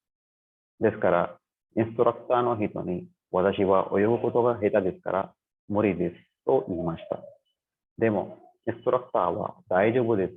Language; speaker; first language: Japanese; non-native, learner; Hindi